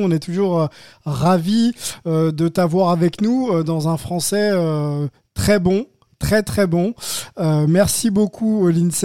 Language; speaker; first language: French; native; French